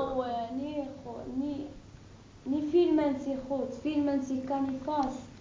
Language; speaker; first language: Dutch; non-native, learner; Arabic